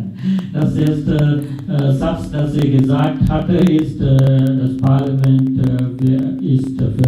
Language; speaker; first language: German; non-native, fluent; Sinhala